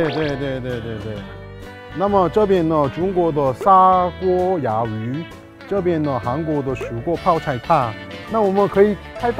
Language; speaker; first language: Chinese; non-native, fluent; Korean